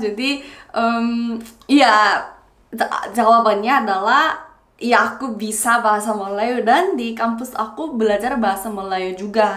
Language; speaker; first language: Indonesian; non-native, fluent; Korean